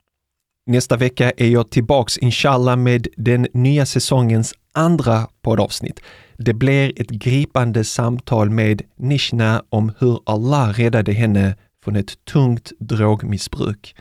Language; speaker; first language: Swedish; native; Swedish